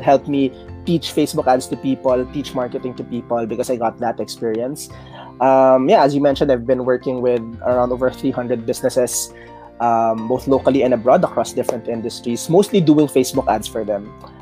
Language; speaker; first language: English; non-native, local second language; Filipino